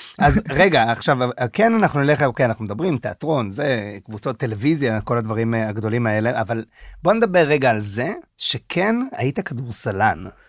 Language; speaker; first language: Hebrew; early bilingual, heritage; Hebrew